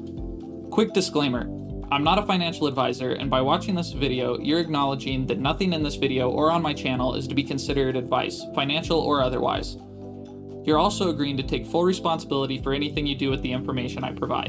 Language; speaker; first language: English; native; English